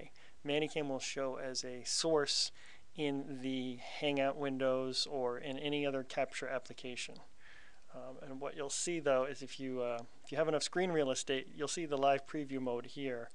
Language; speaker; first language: English; native; English